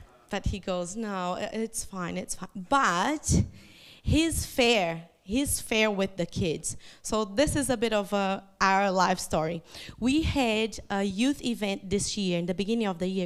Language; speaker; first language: English; non-native, fluent; Portuguese